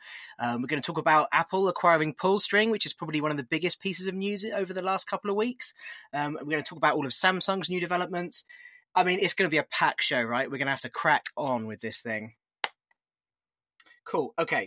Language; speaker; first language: English; native; English